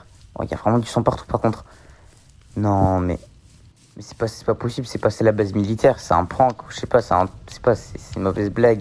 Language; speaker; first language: French; native; French